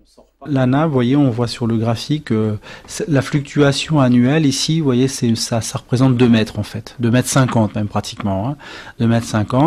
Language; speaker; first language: French; native; French